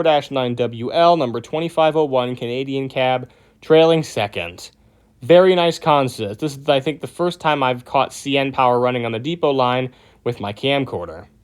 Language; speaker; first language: English; native; English